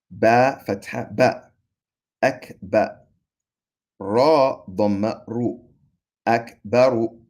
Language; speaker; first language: Arabic; non-native, fluent; English